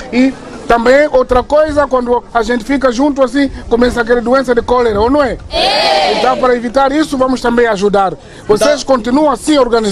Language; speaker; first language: Portuguese; non-native, local second language; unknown